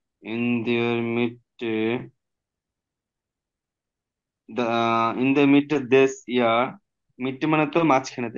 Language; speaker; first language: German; non-native, learner; Bangla